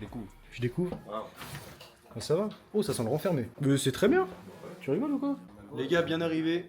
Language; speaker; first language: French; native; French